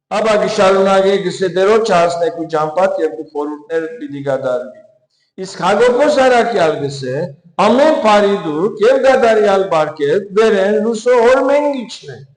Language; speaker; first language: Armenian; early bilingual, heritage; Armenian